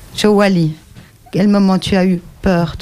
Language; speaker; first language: French; native; French